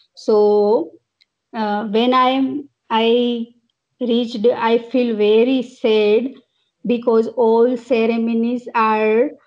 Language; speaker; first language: English; non-native, local second language; Gujarati